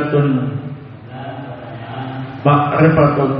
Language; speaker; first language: Arabic; non-native, fluent; Indonesian